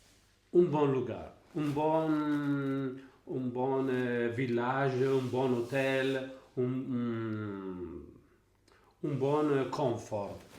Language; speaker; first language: Portuguese; non-native, learner; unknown